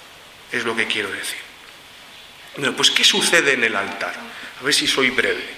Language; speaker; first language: Spanish; native; Spanish